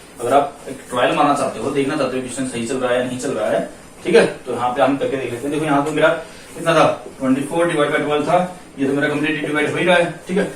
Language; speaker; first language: Hindi; native; Hindi